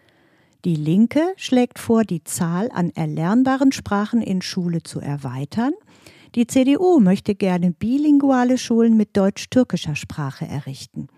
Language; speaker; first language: German; native; German